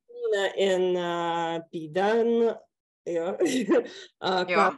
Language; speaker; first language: Finnish; non-native, learner; Russian